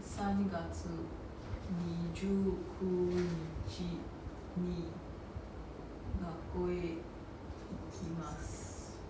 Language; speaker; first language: Japanese; non-native, learner; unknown